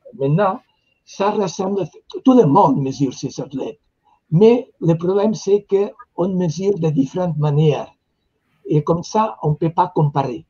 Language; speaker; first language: French; non-native, fluent; Spanish